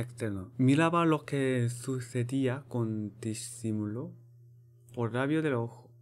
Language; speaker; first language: Spanish; non-native, learner; Korean